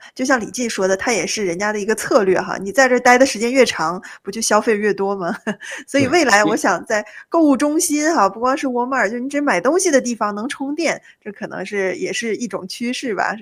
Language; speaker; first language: Chinese; native; Chinese